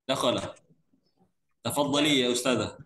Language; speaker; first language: Arabic; non-native, learner; Indonesian